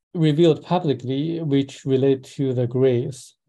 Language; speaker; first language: English; non-native, fluent; Chinese